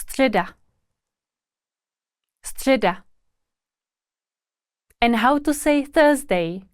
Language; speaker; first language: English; non-native, fluent; Czech